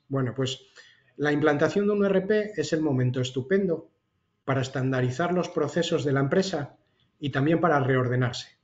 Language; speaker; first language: Spanish; native; Spanish